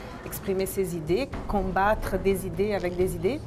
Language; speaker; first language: French; non-native, fluent; Portuguese